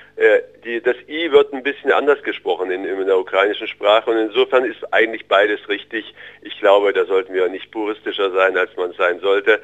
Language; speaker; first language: German; early bilingual, other home language; Russian